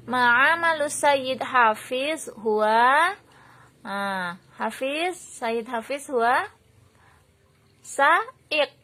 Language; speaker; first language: Arabic; non-native, fluent; Indonesian